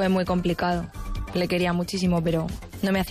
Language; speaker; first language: Spanish; native; Spanish